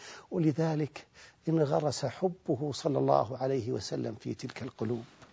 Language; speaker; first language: Arabic; native; Arabic